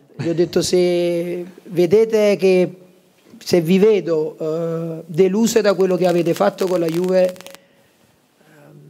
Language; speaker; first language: Italian; native; Italian